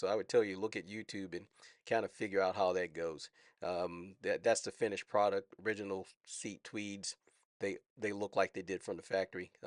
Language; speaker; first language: English; native; English